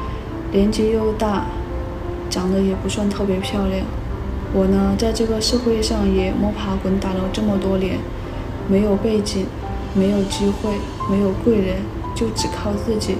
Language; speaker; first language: Chinese; native; Chinese